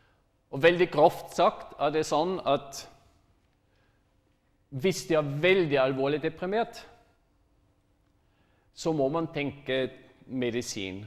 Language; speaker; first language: Norwegian; non-native, fluent; German